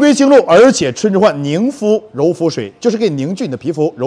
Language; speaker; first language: Chinese; native; Chinese